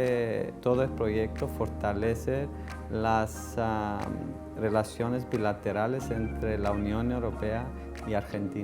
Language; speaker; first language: Spanish; non-native, fluent; Greek